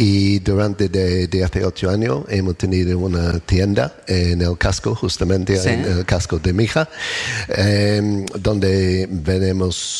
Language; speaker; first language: Spanish; non-native, learner; English